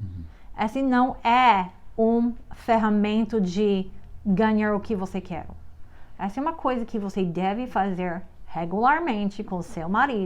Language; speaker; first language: Portuguese; non-native, fluent; English